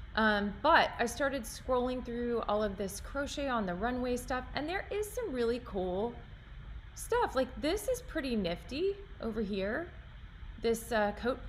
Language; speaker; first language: English; native; English